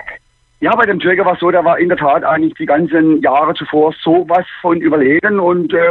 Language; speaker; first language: German; native; German